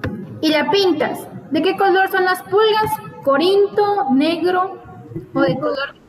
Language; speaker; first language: Spanish; native; Spanish